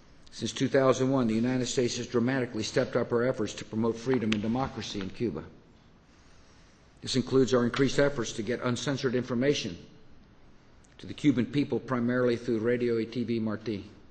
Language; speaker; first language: English; native; English